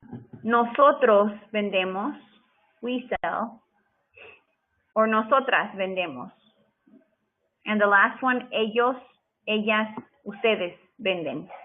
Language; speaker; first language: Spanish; non-native, fluent; English